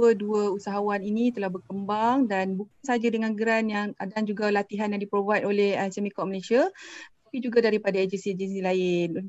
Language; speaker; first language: Malay; native; Malay